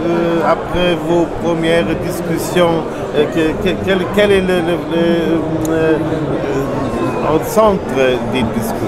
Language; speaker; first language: French; non-native, learner; German